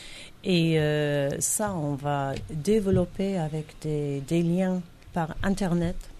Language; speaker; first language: French; non-native, fluent; English